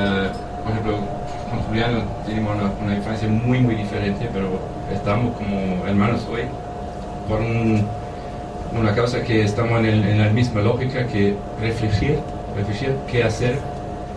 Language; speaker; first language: Spanish; non-native, fluent; German